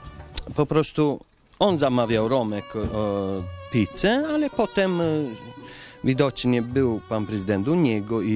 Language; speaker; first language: Polish; non-native, fluent; Italian